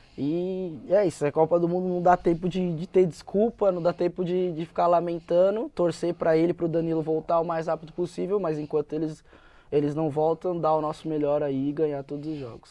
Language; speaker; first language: Portuguese; native; Portuguese